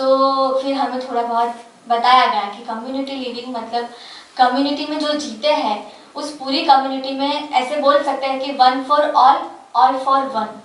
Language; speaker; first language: Hindi; native; Hindi